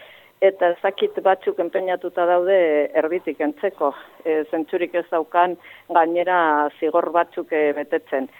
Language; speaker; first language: Basque; native; Basque